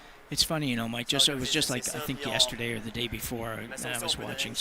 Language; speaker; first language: English; native; English